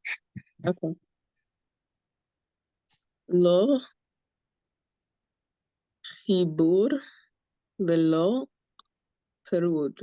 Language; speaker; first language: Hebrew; non-native, learner; English